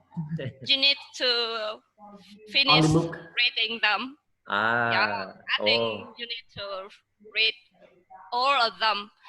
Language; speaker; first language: English; non-native, learner; Vietnamese